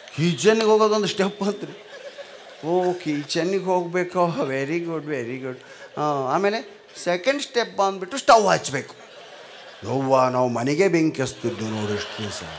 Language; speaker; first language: Kannada; native; Kannada